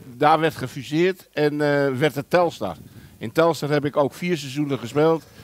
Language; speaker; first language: Dutch; early bilingual, other home language; German